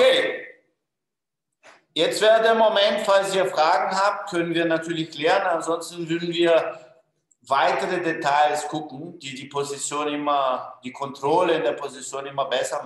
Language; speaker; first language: German; non-native, fluent; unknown